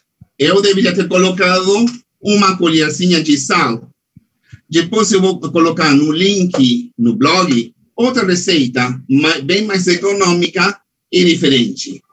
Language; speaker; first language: Portuguese; non-native, fluent; Spanish